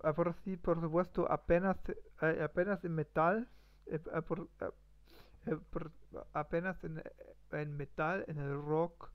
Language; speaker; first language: Spanish; non-native, learner; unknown